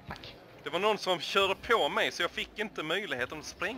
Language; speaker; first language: Swedish; native; Swedish